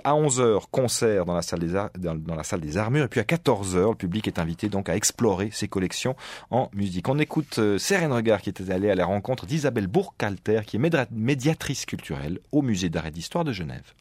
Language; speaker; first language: French; native; French